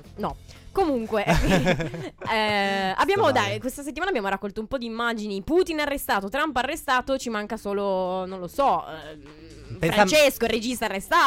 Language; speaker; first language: Italian; native; Italian